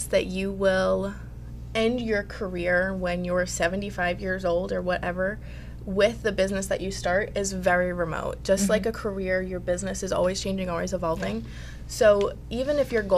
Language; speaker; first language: English; native; English